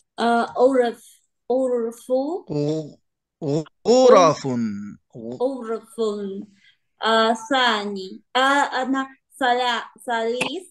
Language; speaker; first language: Arabic; non-native, learner; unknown